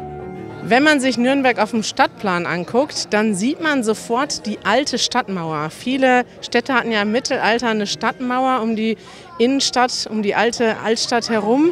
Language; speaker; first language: German; native; German